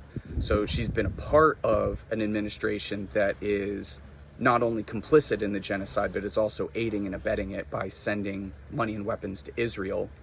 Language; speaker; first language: English; native; English